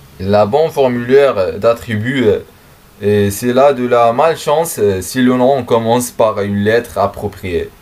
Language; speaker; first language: French; non-native, learner; Arabic